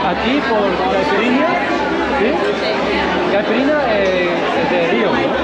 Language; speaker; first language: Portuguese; non-native, learner; Swiss German